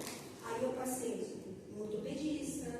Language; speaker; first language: Portuguese; native; Portuguese